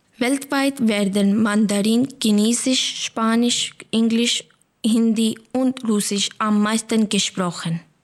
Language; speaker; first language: German; native; German